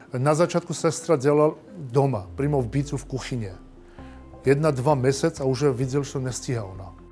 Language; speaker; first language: Czech; non-native, learner; Armenian